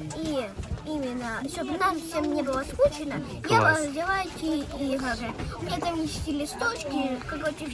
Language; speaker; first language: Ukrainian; non-native, local second language; Russian